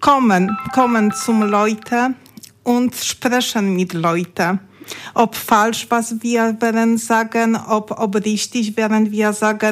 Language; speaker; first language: German; non-native, learner; Polish